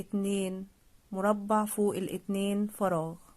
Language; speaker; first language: Arabic; native; Arabic